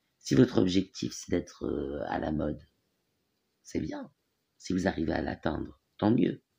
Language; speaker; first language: French; native; French